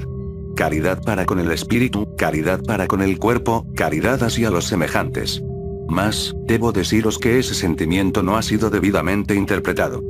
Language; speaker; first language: Spanish; native; Spanish